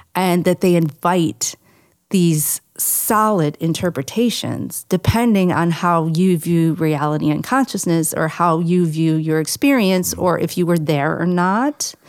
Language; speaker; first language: English; native; English